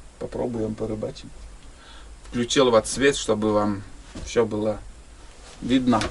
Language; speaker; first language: Russian; native; Russian